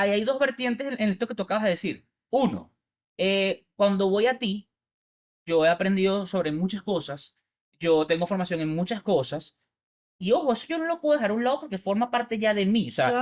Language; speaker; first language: Spanish; native; Spanish